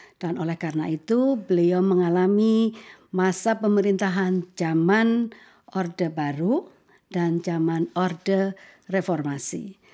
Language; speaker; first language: Indonesian; native; Indonesian